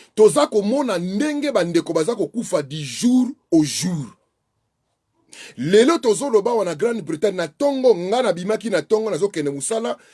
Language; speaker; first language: Lingala; non-native, local second language; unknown